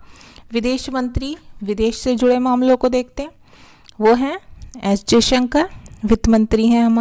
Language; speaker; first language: Hindi; native; Hindi